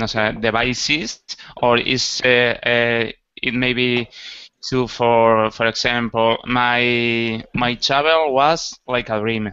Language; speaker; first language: English; non-native, learner; Spanish